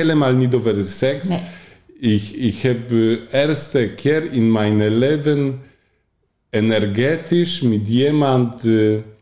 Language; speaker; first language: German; non-native, learner; Polish